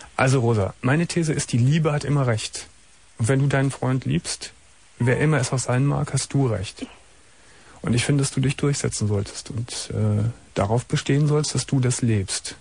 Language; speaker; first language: German; native; German